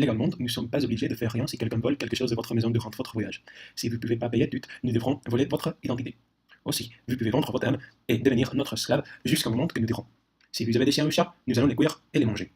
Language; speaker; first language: French; non-native, learner; Spanish